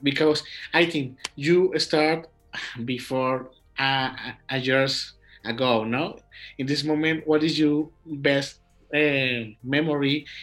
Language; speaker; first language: English; non-native, learner; Spanish